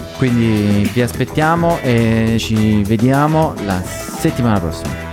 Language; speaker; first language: Italian; native; Italian